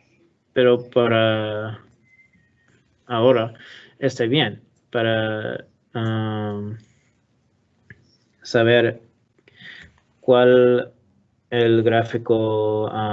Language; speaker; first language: Spanish; non-native, learner; English